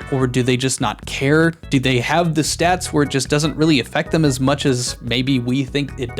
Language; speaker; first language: English; native; English